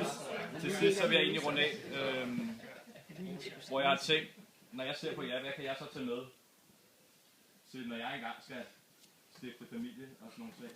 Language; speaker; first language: Danish; native; Danish